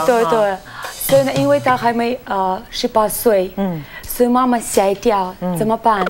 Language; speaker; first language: Chinese; non-native, learner; Russian